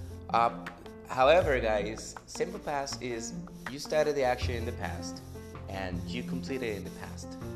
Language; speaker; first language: English; non-native, fluent; Spanish